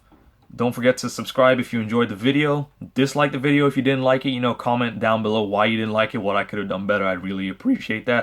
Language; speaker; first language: English; native; English